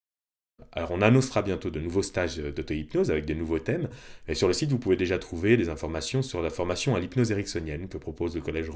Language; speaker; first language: French; native; French